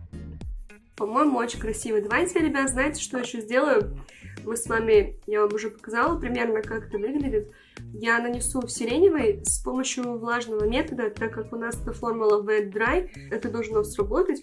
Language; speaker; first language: Russian; native; Russian